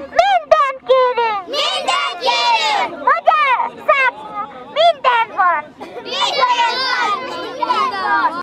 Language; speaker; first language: Hungarian; non-native, learner; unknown